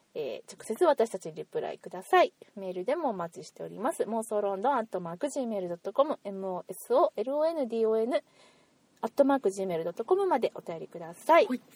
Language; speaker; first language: Japanese; native; Japanese